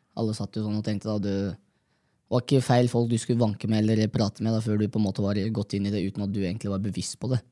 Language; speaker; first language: Norwegian; early bilingual, other home language; Somali